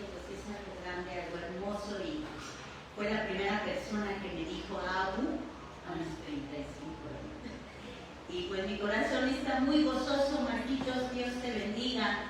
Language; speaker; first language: Spanish; native; Spanish